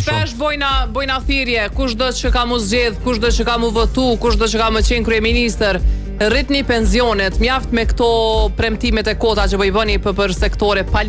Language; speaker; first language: Albanian; native; Albanian